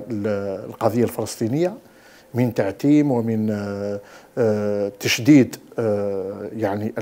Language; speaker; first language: Arabic; native; Arabic